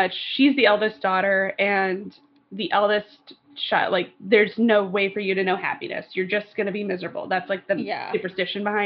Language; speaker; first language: English; native; English